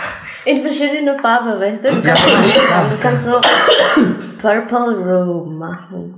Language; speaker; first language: German; non-native, fluent; Indonesian